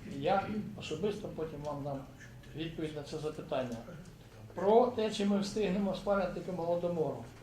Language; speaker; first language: Ukrainian; native; Ukrainian